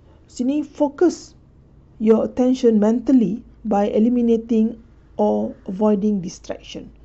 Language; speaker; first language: English; non-native, local second language; Malay